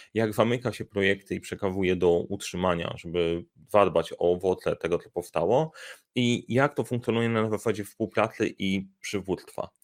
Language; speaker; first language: Polish; native; Polish